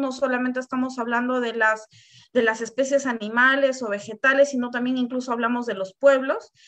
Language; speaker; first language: Spanish; native; Spanish